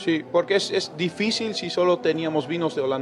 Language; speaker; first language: Spanish; early bilingual, heritage; Spanish